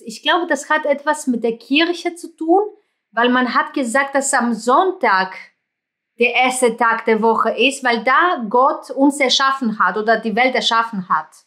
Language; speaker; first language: German; non-native, fluent; Greek